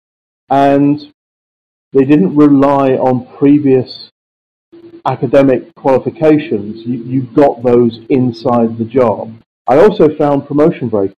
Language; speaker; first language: English; native; English